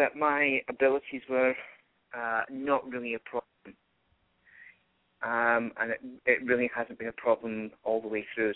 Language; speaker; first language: English; native; English